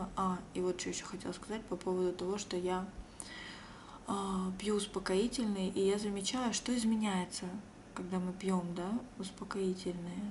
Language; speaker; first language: Russian; native; Russian